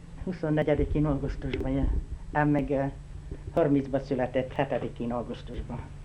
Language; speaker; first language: Hungarian; early bilingual, heritage; Hungarian